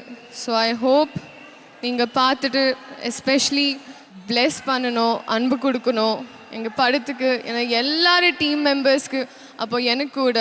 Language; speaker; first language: Tamil; non-native, learner; Telugu